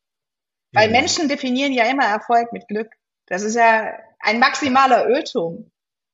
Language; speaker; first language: German; native; German